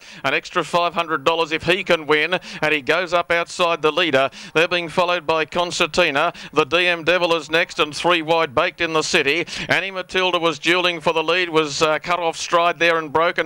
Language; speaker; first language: English; native; English